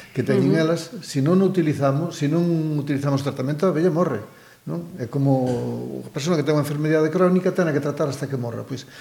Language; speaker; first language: Galician; native; Galician